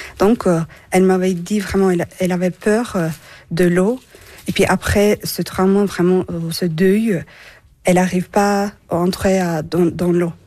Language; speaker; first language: French; non-native, learner; Turkish